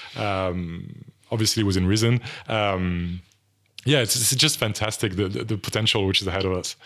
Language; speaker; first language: English; non-native, fluent; French